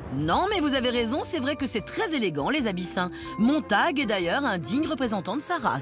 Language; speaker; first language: French; native; French